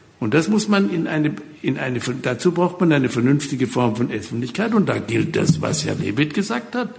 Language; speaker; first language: German; native; German